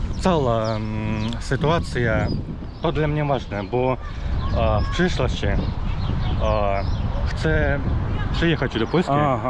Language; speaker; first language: Polish; early bilingual, heritage; Russian